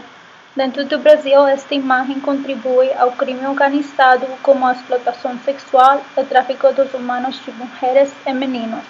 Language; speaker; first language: Portuguese; non-native, fluent; Spanish